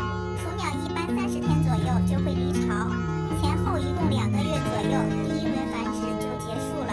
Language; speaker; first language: Chinese; native; Chinese